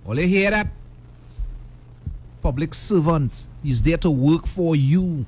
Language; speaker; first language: English; native; English